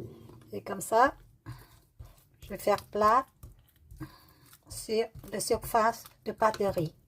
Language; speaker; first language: French; non-native, learner; Vietnamese